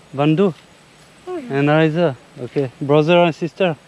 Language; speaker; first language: English; non-native, learner; French